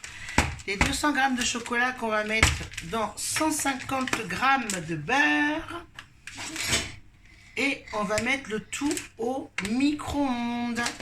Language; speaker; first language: French; native; French